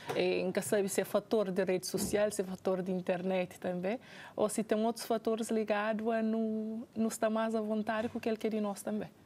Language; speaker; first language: Portuguese; non-native, local second language; Kabuverdianu